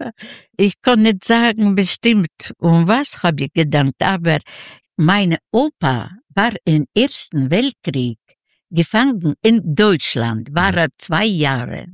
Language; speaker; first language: German; non-native, learner; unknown